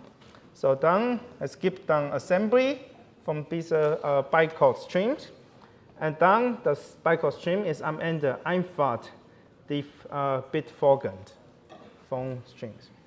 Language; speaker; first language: German; non-native, learner; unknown